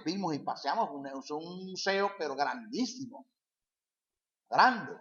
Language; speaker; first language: Spanish; native; Spanish